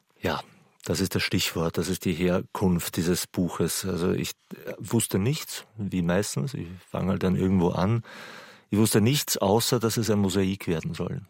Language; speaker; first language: German; native; German